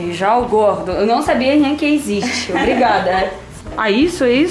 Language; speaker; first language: Portuguese; non-native, fluent; Russian